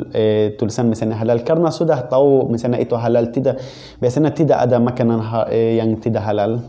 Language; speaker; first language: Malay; non-native, fluent; Arabic